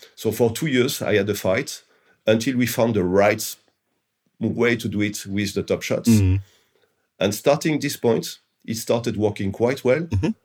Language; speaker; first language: English; non-native, fluent; French